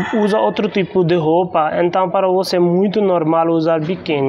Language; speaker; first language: Portuguese; non-native, learner; Hindi